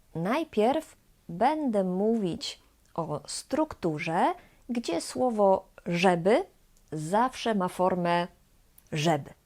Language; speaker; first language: Polish; native; Polish